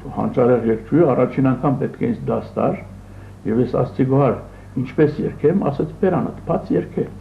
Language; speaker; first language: Armenian; early bilingual, other home language; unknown